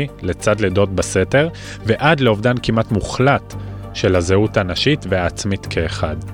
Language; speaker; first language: Hebrew; native; Hebrew